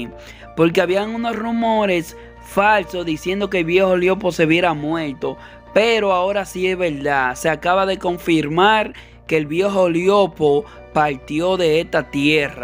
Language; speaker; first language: Spanish; native; Spanish